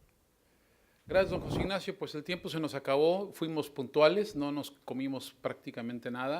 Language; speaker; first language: Spanish; native; Spanish